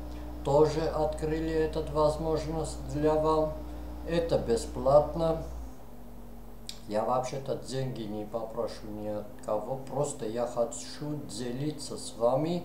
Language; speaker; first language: Russian; non-native, fluent; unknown